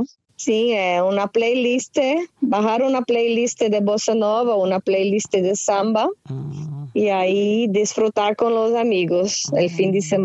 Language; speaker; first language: Spanish; non-native, fluent; Portuguese